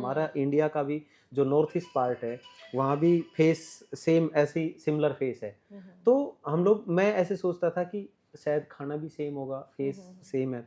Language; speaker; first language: Hindi; native; Hindi